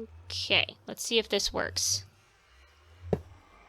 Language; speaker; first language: English; native; English